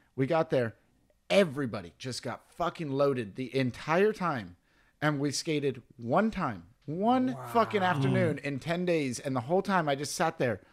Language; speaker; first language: English; native; English